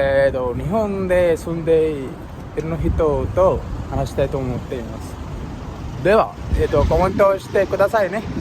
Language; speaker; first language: Japanese; non-native, learner; Sinhala